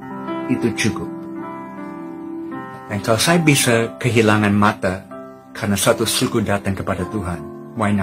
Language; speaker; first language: Indonesian; non-native, fluent; English